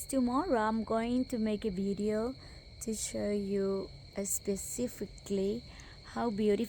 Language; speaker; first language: English; non-native, local second language; Spanish